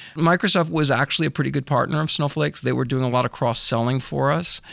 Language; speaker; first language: English; native; English